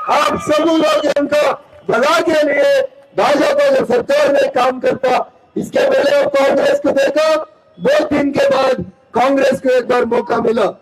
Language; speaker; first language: Hindi; non-native, local second language; Telugu